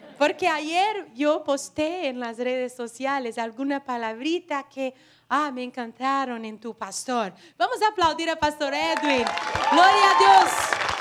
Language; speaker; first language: Spanish; non-native, fluent; Portuguese